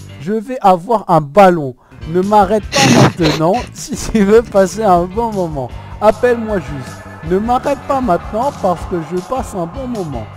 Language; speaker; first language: French; native; French